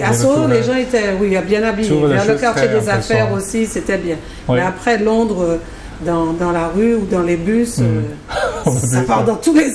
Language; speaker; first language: French; native; French